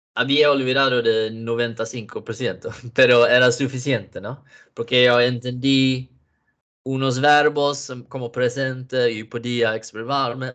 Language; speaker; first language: Spanish; non-native, learner; Swedish